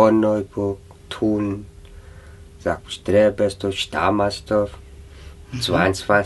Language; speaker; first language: German; non-native, learner; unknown